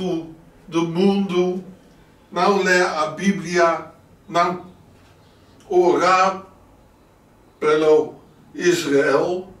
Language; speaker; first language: Portuguese; non-native, learner; Dutch